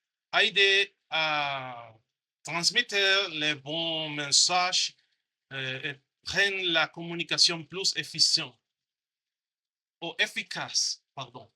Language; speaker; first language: French; non-native, learner; Spanish